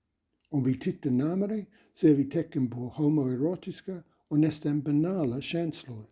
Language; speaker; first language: Swedish; non-native, fluent; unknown